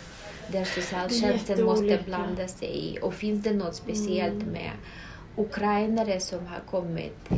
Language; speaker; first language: Swedish; non-native, fluent; Russian